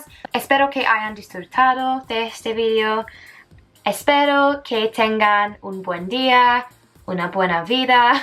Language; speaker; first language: Spanish; non-native, fluent; English